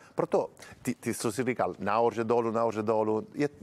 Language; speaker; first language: Czech; non-native, learner; Italian